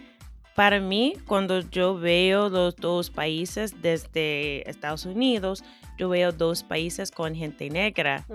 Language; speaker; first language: Spanish; non-native, fluent; English